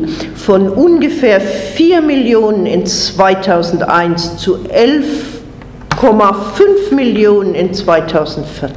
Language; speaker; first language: German; non-native, fluent; English